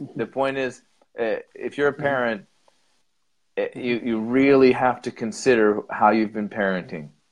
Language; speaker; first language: English; native; English